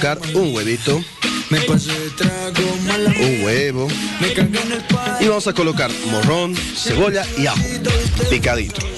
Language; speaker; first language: Spanish; native; Spanish